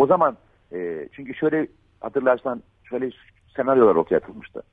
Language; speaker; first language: Turkish; native; Turkish